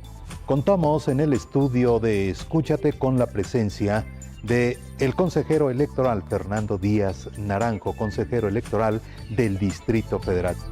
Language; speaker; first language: Spanish; native; Spanish